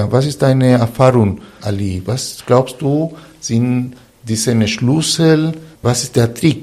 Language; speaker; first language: German; non-native, fluent; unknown